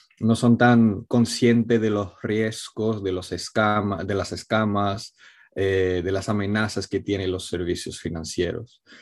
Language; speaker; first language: Spanish; non-native, fluent; Italian